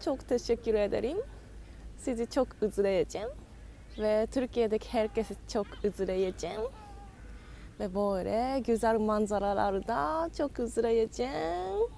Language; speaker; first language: Turkish; non-native, learner; Japanese